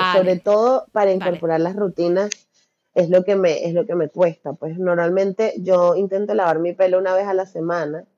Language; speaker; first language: Spanish; native; Spanish